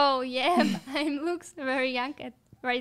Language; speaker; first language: English; non-native, learner; Russian